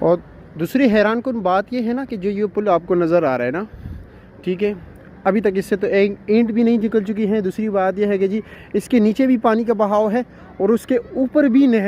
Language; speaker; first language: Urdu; non-native, local second language; Pashto